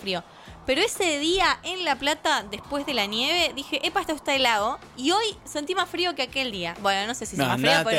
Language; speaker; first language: Spanish; native; Spanish